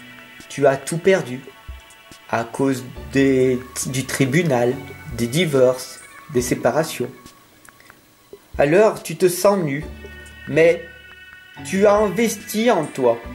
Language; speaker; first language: French; native; French